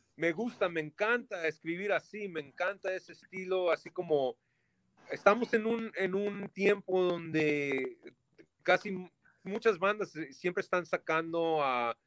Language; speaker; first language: Spanish; early bilingual, heritage; Spanish